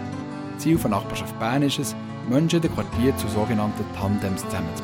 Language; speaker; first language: German; native; German